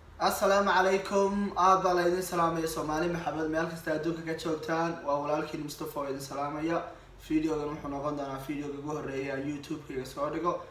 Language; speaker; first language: Somali; early bilingual, heritage; Somali